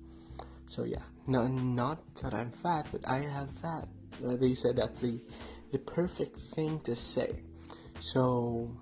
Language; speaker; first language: English; non-native, local second language; Filipino